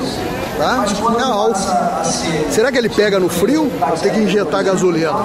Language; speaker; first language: Portuguese; native; Portuguese